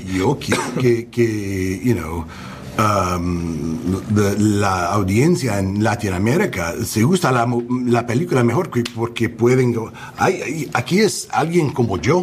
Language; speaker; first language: Spanish; early bilingual, heritage; English